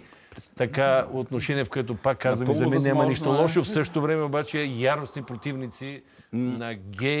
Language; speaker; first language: Bulgarian; native; Bulgarian